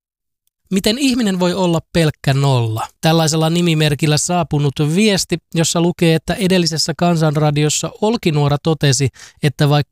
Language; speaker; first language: Finnish; native; Finnish